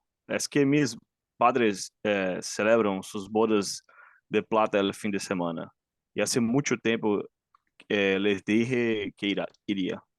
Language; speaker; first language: Spanish; non-native, learner; Portuguese